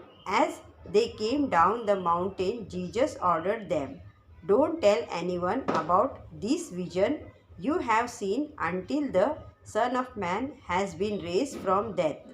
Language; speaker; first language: English; non-native, local second language; Hindi